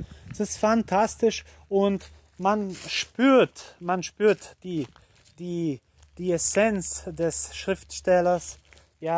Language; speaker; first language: German; early bilingual, heritage; Portuguese